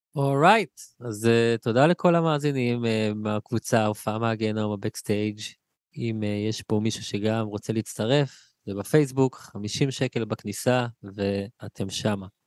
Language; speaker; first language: Hebrew; native; Hebrew